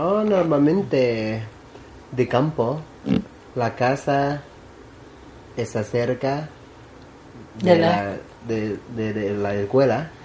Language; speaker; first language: Spanish; non-native, learner; Thai